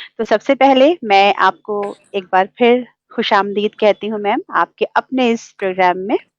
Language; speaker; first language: Hindi; native; Hindi